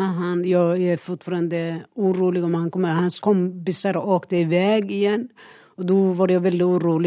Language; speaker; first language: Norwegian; non-native, learner; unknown